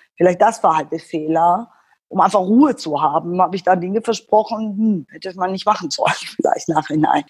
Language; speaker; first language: German; non-native, fluent; Persian